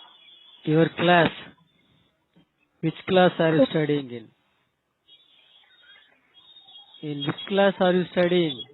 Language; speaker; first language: English; non-native, local second language; Telugu